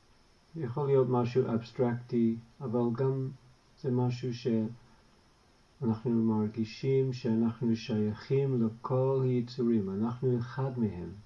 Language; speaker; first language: Hebrew; non-native, fluent; English